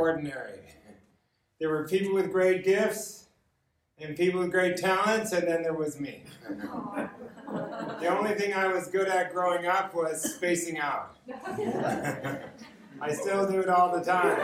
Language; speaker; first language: English; native; English